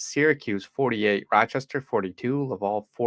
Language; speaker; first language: English; native; English